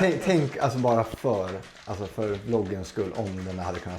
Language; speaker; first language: Swedish; native; Swedish